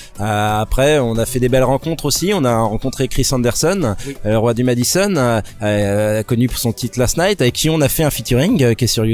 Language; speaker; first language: French; native; French